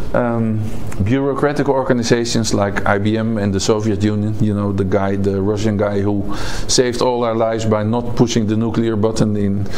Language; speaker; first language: English; non-native, fluent; Dutch